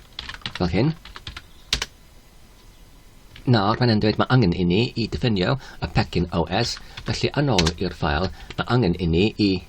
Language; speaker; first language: Welsh; non-native, learner; Polish